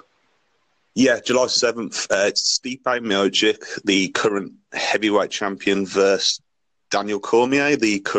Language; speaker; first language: English; native; English